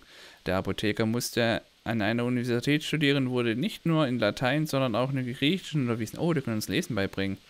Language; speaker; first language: German; native; German